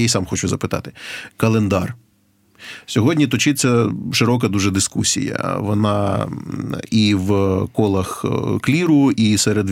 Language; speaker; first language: Ukrainian; native; Ukrainian